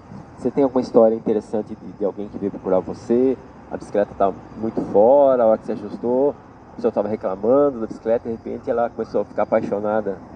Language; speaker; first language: Portuguese; native; Portuguese